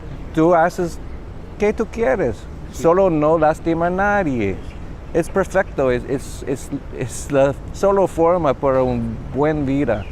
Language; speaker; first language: Spanish; non-native, learner; English